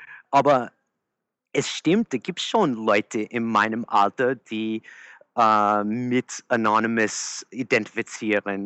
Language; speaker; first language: German; early bilingual, other home language; English